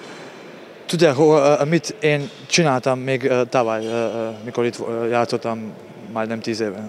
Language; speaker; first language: Hungarian; non-native, learner; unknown